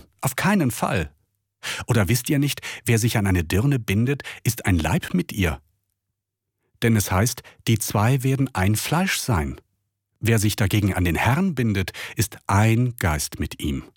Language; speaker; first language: German; native; German